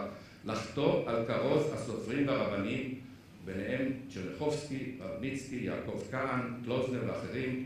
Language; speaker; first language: Hebrew; native; Hebrew